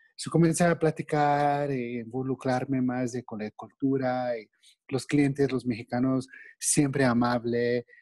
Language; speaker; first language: Spanish; non-native, fluent; English